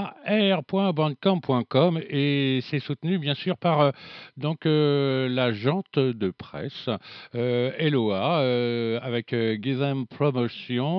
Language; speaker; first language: French; native; French